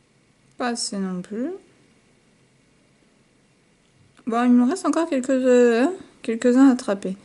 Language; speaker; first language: French; native; French